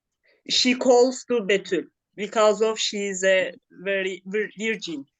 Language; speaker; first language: English; non-native, learner; Turkish